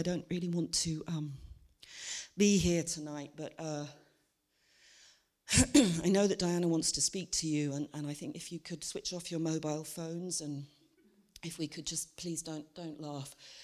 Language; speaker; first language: English; native; English